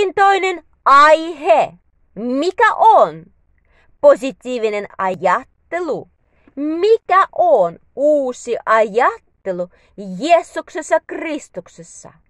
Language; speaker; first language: Finnish; non-native, learner; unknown